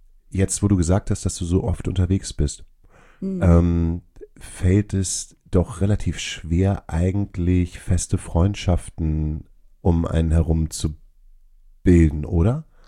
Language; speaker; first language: German; native; German